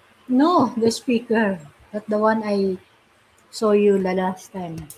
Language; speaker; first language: English; non-native, local second language; Filipino